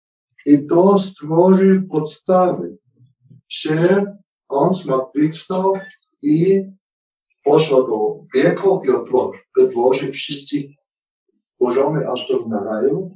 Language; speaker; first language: Polish; non-native, learner; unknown